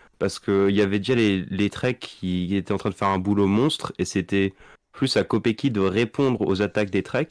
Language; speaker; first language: French; native; French